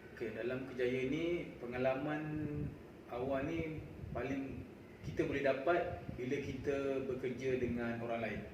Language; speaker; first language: Malay; native; Malay